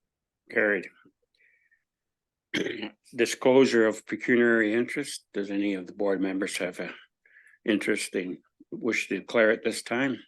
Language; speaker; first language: English; native; English